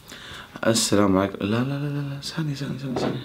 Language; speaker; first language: Arabic; native; Arabic